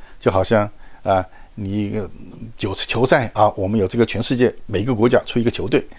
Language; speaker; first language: Chinese; native; Chinese